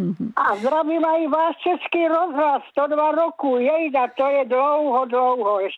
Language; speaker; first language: Czech; native; Czech